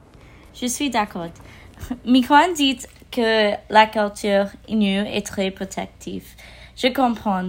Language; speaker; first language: French; non-native, learner; English